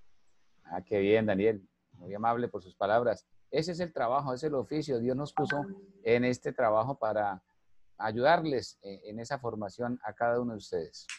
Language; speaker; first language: Spanish; native; Spanish